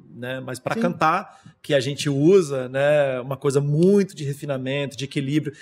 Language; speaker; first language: Portuguese; non-native, fluent; German